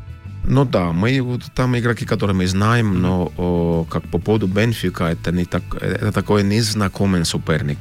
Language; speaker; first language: Russian; non-native, learner; Finnish